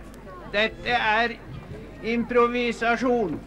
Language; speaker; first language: Norwegian; non-native, fluent; Finnish